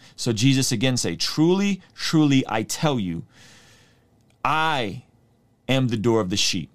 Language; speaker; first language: English; early bilingual, other home language; Russian